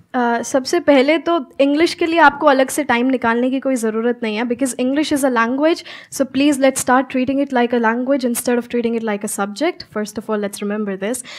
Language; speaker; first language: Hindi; native; Hindi